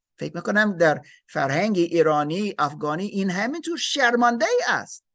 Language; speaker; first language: Persian; non-native, learner; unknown